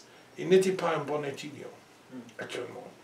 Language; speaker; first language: French; non-native, learner; English